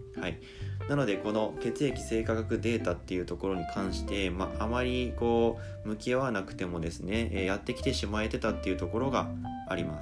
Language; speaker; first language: Japanese; native; Japanese